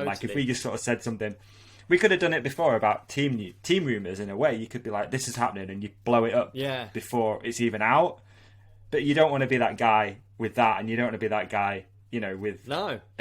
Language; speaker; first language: English; native; English